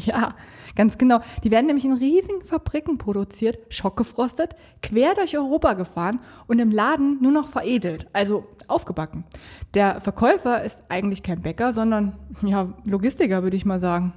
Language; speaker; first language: German; native; German